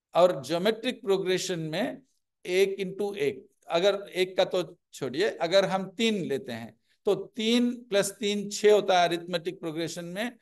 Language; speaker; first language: Hindi; non-native, local second language; Telugu